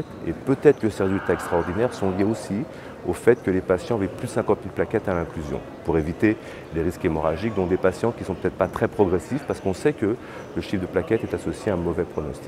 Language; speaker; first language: French; native; French